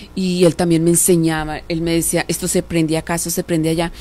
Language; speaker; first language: Spanish; native; Spanish